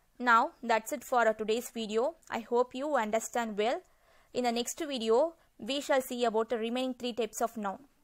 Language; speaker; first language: English; non-native, local second language; Tamil